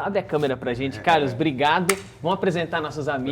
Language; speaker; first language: Portuguese; native; Portuguese